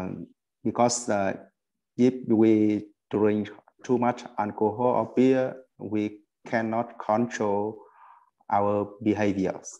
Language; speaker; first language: English; non-native, learner; Vietnamese